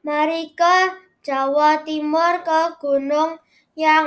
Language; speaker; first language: Indonesian; non-native, learner; English